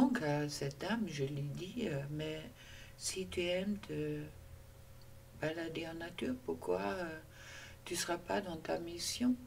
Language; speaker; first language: French; non-native, fluent; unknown